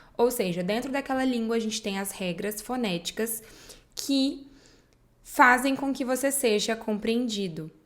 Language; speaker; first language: Portuguese; native; Portuguese